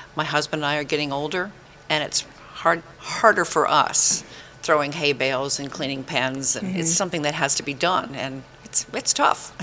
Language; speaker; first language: English; native; English